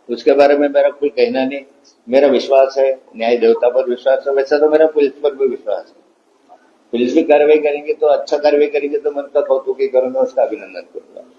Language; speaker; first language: Hindi; non-native, local second language; Marathi